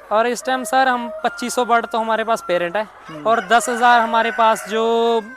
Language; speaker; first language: Hindi; native; Hindi